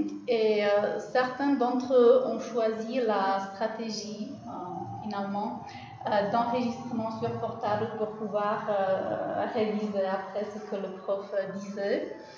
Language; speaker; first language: French; non-native, fluent; Czech